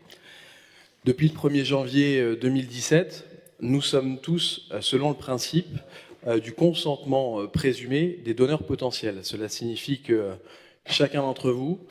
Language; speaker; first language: French; native; French